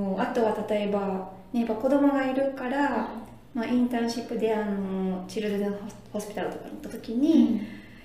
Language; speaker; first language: Japanese; native; Japanese